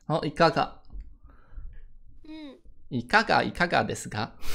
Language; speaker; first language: Japanese; non-native, learner; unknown